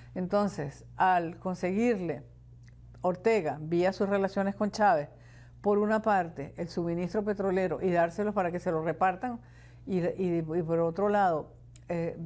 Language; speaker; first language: Spanish; native; Spanish